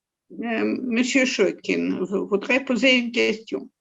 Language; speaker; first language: French; non-native, fluent; Russian